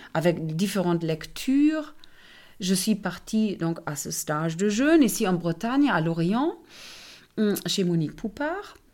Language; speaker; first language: French; non-native, fluent; German